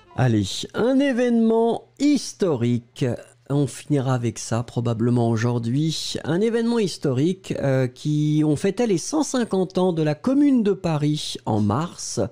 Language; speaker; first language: French; native; French